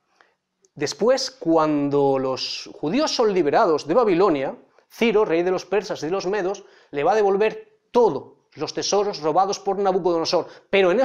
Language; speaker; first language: Spanish; native; Spanish